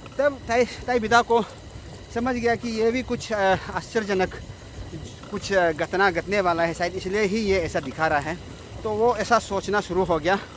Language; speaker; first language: Hindi; non-native, local second language; Nyishi